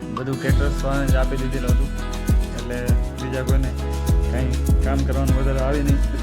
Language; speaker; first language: Gujarati; non-native, local second language; Kachhi